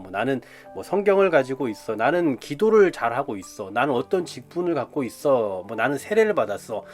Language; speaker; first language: Korean; native; Korean